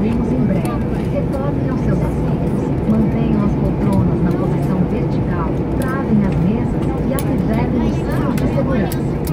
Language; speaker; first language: Portuguese; native; Portuguese